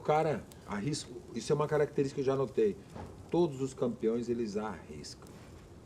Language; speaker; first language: Portuguese; native; Portuguese